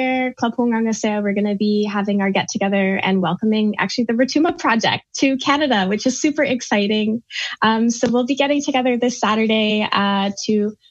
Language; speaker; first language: English; native; English